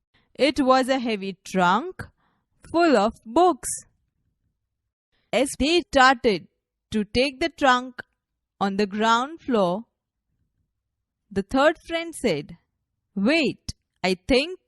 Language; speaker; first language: English; non-native, local second language; Gujarati